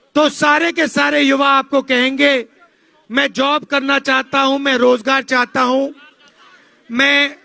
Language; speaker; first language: Hindi; native; Hindi